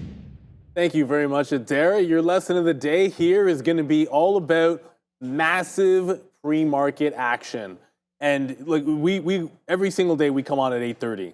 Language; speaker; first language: English; native; English